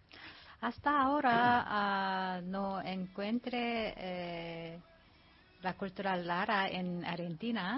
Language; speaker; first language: Spanish; non-native, learner; Korean